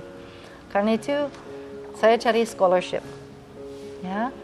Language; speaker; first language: Indonesian; non-native, fluent; English